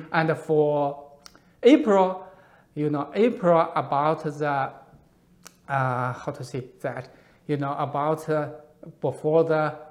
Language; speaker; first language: English; non-native, learner; Chinese